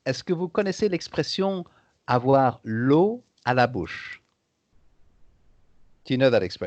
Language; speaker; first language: French; native; French